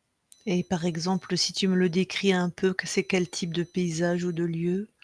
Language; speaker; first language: French; native; French